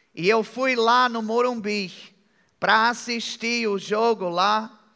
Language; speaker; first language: Portuguese; non-native, fluent; English